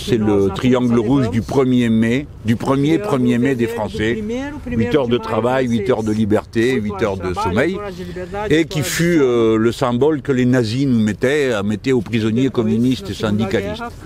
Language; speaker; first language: French; native; French